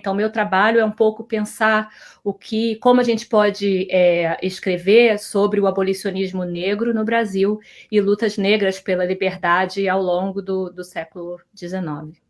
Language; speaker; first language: Portuguese; native; Portuguese